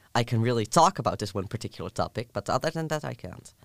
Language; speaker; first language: English; non-native, fluent; Dutch